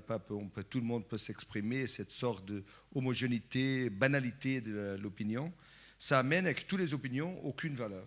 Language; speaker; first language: French; non-native, fluent; Portuguese